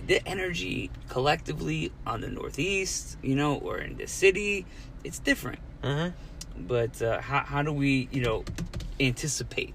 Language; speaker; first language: English; native; English